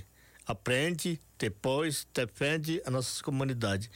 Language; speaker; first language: Portuguese; non-native, local second language; Yanomámi